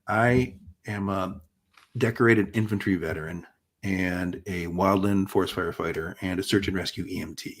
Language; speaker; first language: English; native; English